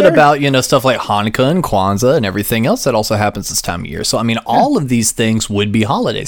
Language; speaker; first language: English; native; English